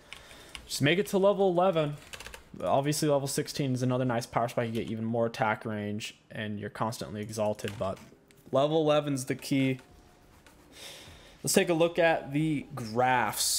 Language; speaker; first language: English; native; English